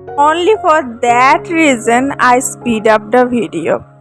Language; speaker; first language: English; non-native, local second language; Bangla